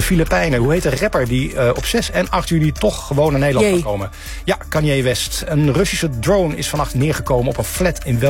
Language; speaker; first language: Dutch; native; Dutch